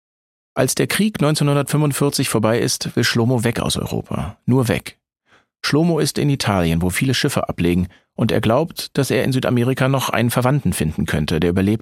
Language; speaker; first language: German; native; German